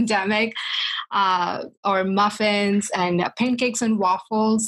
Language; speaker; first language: English; non-native, local second language; Tamil